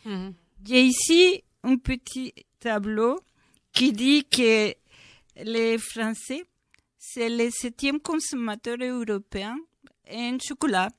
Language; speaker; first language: French; non-native, fluent; Spanish